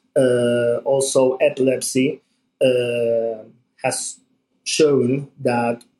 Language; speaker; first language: English; non-native, fluent; Spanish